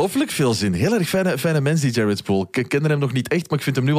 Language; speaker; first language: Dutch; native; Dutch